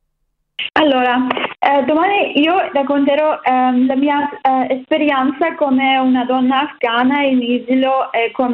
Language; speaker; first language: Italian; non-native, learner; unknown